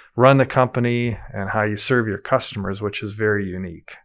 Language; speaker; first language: English; native; English